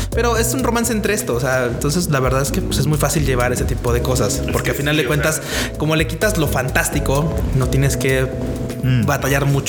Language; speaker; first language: Spanish; native; Spanish